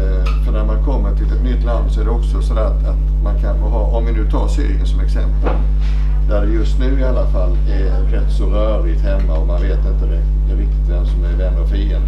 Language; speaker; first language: Swedish; native; Swedish